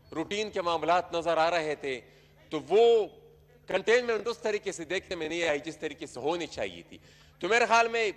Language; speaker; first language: Urdu; non-native, local second language; Pashto